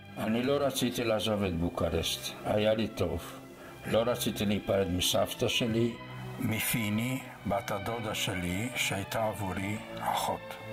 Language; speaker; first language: Hebrew; non-native, fluent; Romanian